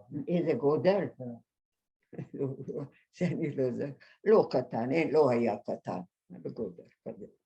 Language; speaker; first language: Hebrew; non-native, fluent; Hungarian